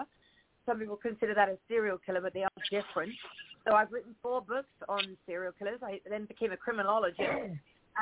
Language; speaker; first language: English; native; English